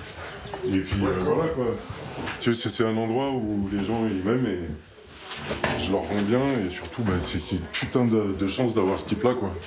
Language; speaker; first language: French; native; French